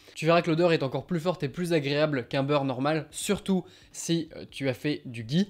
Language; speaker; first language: French; native; French